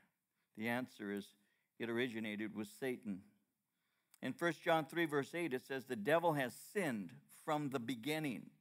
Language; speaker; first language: English; native; English